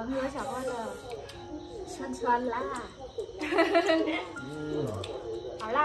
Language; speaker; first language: Chinese; non-native, learner; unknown